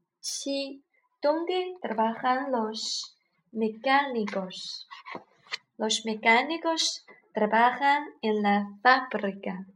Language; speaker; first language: Spanish; non-native, learner; Chinese